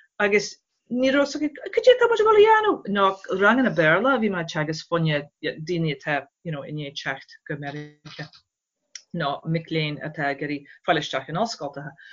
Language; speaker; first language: Irish; non-native, fluent; English